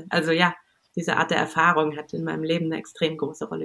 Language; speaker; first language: German; native; German